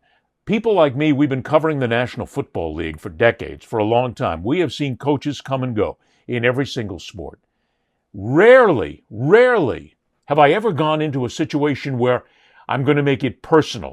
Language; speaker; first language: English; native; English